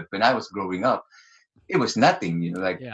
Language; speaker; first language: English; non-native, local second language; Filipino